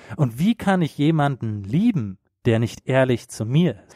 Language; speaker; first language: German; native; German